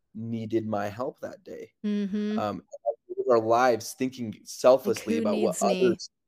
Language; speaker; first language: English; native; English